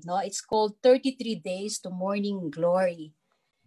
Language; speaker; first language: English; non-native, local second language; Filipino